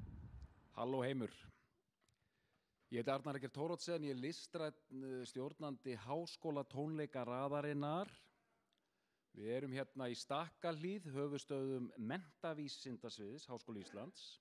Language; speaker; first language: Icelandic; native; Icelandic